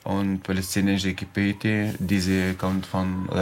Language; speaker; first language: German; non-native, learner; Arabic